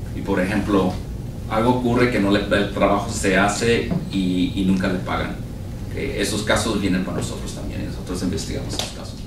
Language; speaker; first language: Spanish; early bilingual, heritage; Spanish